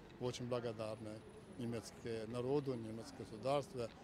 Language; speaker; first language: Russian; non-native, fluent; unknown